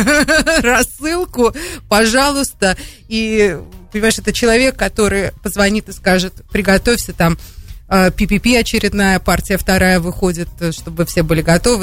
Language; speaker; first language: Russian; native; Russian